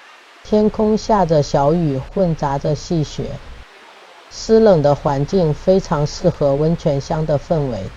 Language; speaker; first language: Chinese; native; Chinese